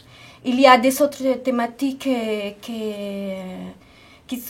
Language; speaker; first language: French; non-native, fluent; Spanish